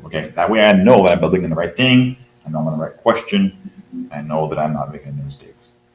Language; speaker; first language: English; native; English